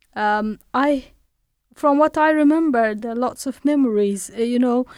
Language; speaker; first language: English; non-native, fluent; Persian